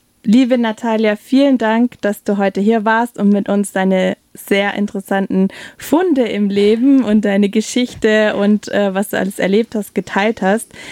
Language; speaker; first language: German; native; German